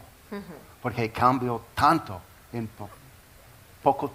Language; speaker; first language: Spanish; non-native, learner; English